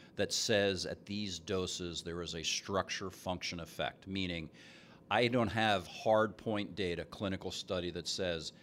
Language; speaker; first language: English; native; English